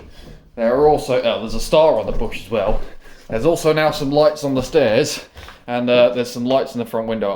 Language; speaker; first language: English; native; English